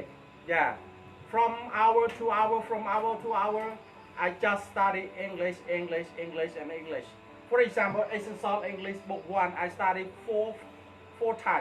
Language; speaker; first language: English; non-native, fluent; Khmer